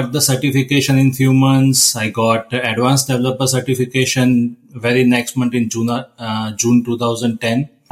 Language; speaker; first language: English; non-native, local second language; Gujarati